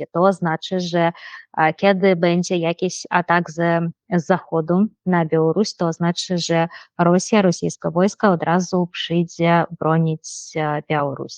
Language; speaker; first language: Polish; non-native, fluent; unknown